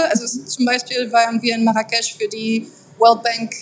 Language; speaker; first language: German; non-native, fluent; French